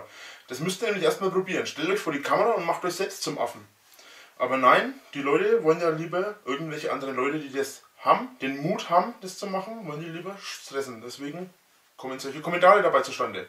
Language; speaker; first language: German; native; German